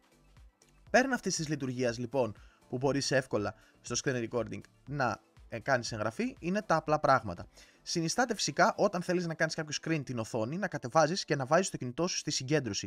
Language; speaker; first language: Greek; native; Greek